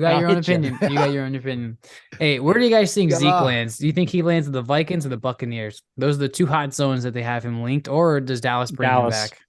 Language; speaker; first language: English; native; English